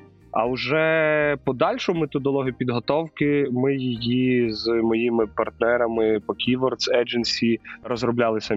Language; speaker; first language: Ukrainian; native; Ukrainian